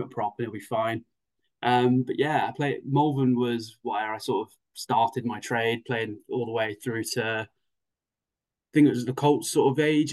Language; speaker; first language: English; native; English